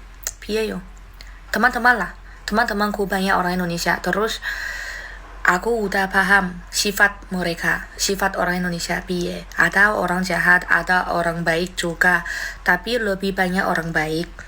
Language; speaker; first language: Indonesian; non-native, fluent; Chinese